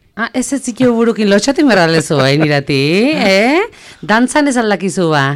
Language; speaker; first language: Basque; native; Basque